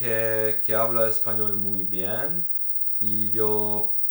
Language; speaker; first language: Spanish; non-native, learner; Ukrainian